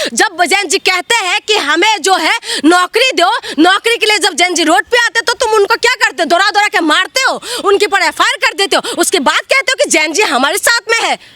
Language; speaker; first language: Hindi; non-native, local second language; Assamese